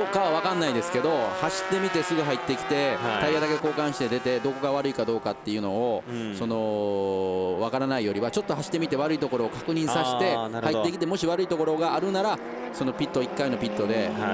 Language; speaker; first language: Japanese; native; Japanese